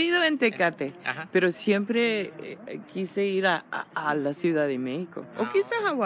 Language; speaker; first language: Spanish; non-native, fluent; English